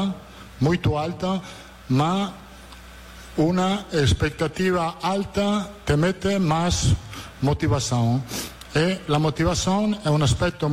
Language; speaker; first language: Spanish; non-native, learner; Italian